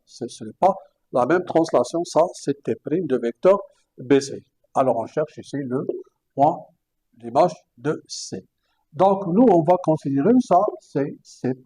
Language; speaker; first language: French; non-native, local second language; Arabic